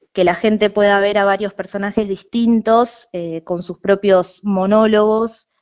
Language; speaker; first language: Spanish; native; Spanish